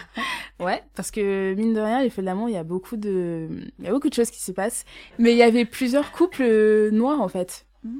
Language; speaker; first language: French; native; French